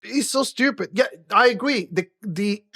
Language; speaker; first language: English; native; English